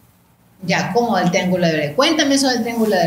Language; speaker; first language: Spanish; native; Spanish